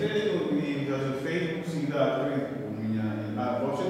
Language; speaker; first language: Russian; non-native, learner; Bulgarian